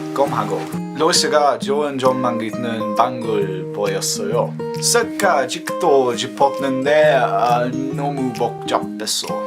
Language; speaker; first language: Korean; non-native, learner; English